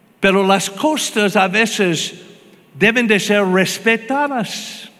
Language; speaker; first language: Spanish; non-native, fluent; English